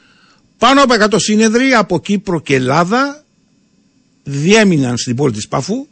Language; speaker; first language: Greek; native; Greek